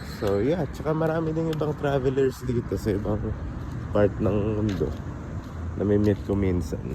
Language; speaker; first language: Filipino; native; Filipino